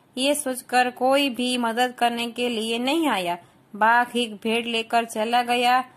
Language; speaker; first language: Hindi; non-native, local second language; Gujarati